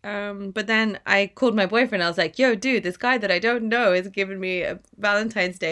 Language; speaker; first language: English; native; English